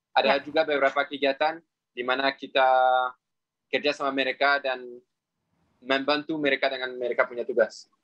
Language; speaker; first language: Indonesian; non-native, fluent; French